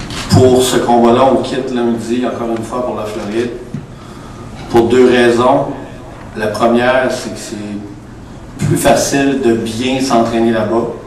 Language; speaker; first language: French; native; French